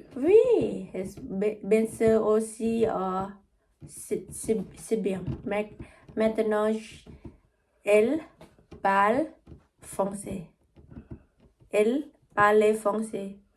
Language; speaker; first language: French; non-native, learner; Thai